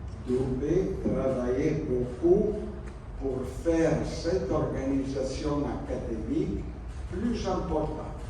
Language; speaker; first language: French; non-native, learner; Italian